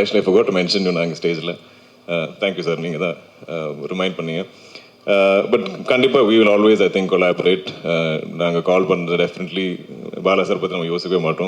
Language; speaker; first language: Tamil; non-native, local second language; Malayalam